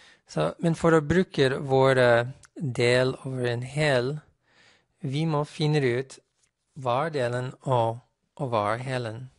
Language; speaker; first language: Norwegian; non-native, fluent; English